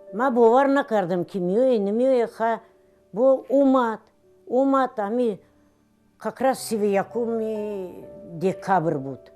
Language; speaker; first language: Tajik; non-native, fluent; Russian